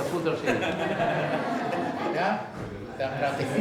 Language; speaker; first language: Indonesian; native; Indonesian